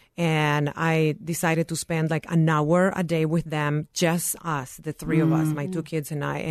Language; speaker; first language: English; non-native, fluent; Spanish